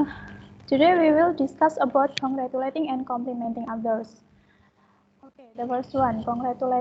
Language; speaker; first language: English; non-native, fluent; Indonesian